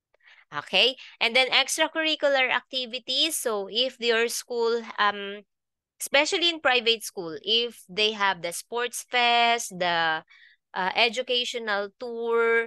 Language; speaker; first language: English; non-native, local second language; Filipino